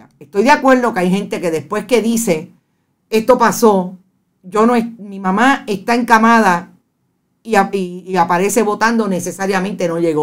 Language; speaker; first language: Spanish; native; Spanish